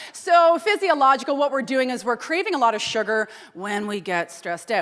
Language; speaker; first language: English; native; English